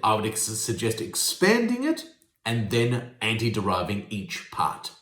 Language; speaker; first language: English; native; English